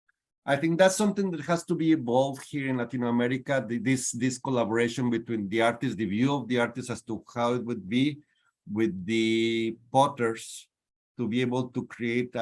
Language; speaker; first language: English; non-native, fluent; Spanish